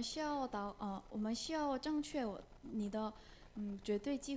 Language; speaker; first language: Chinese; non-native, learner; Korean